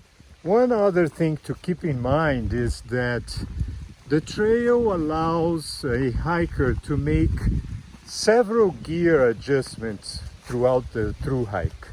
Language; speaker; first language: English; non-native, fluent; Portuguese